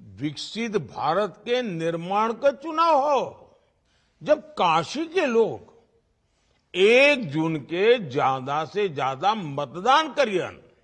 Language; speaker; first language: Hindi; non-native, local second language; Gujarati